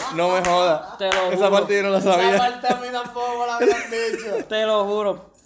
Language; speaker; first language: Spanish; native; Spanish